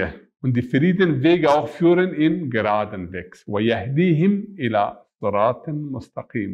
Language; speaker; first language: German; non-native, fluent; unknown